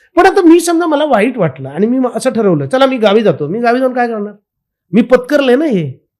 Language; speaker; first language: Marathi; native; Marathi